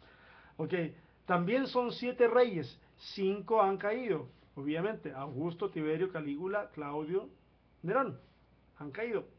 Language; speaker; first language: Spanish; native; Spanish